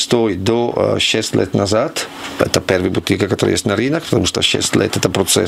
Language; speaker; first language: Russian; non-native, learner; Italian